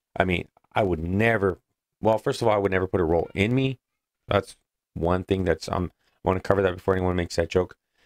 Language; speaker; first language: English; early bilingual, other home language; Spanish